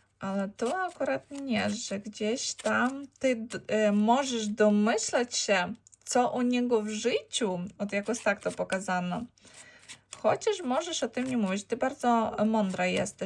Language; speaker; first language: Polish; non-native, learner; Ukrainian